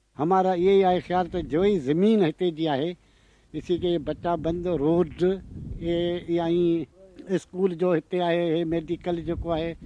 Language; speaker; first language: Urdu; non-native, local second language; Sindhi